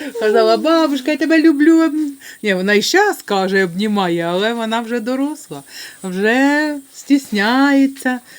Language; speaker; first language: Ukrainian; native; Ukrainian